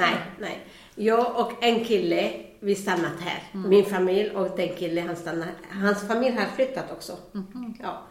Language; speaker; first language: Swedish; non-native, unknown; Arabic